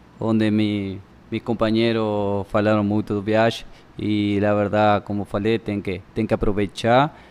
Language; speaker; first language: Portuguese; non-native, learner; Spanish